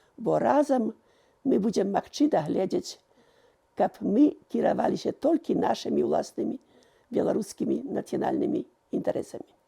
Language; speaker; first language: Belarusian; early bilingual, heritage; Belarusian